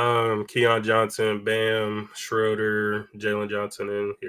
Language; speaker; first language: English; native; English